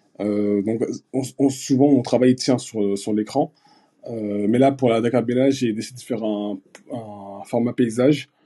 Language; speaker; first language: French; early bilingual, other home language; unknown